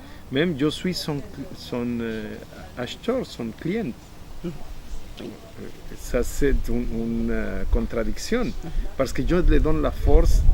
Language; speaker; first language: French; non-native, fluent; Spanish